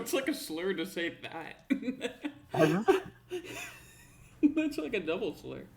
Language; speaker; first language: English; native; English